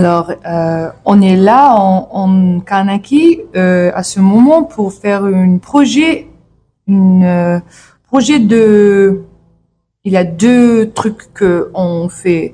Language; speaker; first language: French; non-native, learner; English